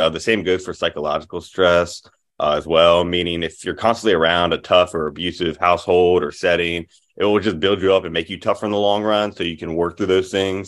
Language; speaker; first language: English; native; English